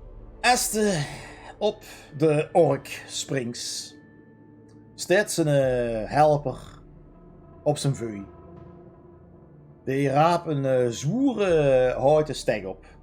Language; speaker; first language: Dutch; native; Dutch